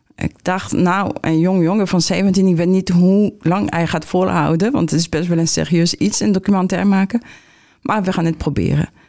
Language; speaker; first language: Dutch; non-native, fluent; French